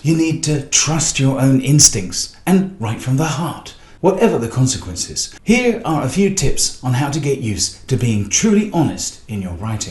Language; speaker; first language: English; native; English